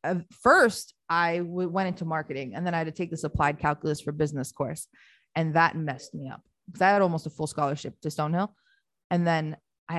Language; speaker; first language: English; early bilingual, other home language; Albanian